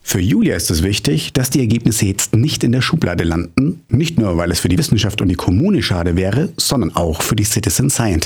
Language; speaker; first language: German; native; German